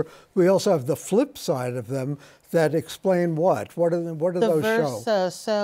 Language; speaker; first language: English; native; English